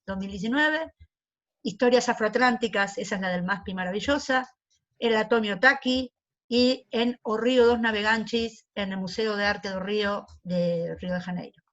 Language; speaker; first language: Spanish; native; Spanish